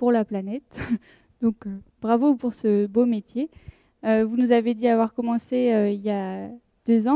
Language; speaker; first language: French; native; French